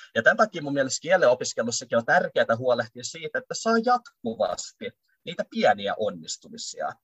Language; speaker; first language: Finnish; early bilingual, other home language; Russian